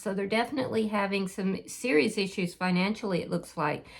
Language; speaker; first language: English; native; English